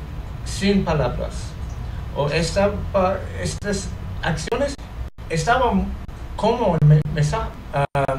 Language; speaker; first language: Spanish; non-native, learner; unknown